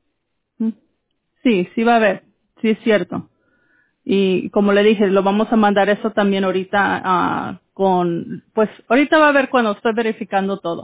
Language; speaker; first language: Spanish; early bilingual, heritage; Spanish